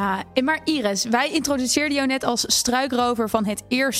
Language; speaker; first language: Dutch; native; Dutch